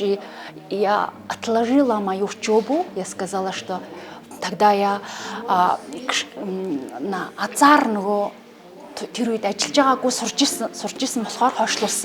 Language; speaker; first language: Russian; non-native, learner; Mongolian